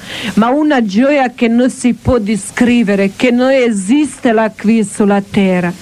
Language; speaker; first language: Italian; non-native, learner; Croatian